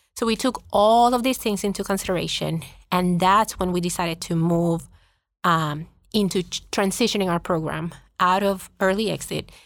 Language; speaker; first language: English; non-native, fluent; Spanish